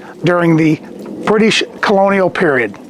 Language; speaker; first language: English; native; English